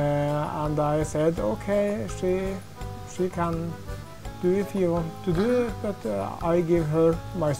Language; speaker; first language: English; non-native, fluent; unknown